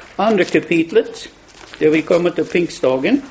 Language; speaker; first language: Swedish; non-native, fluent; English